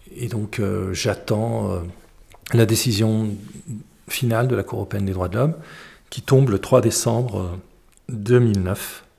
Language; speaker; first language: French; early bilingual, other home language; Arabic